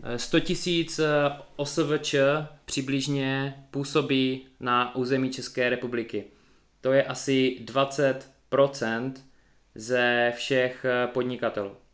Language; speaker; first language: Czech; native; Czech